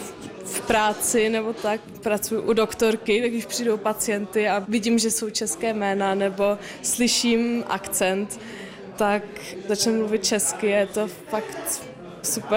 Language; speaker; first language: Czech; early bilingual, heritage; German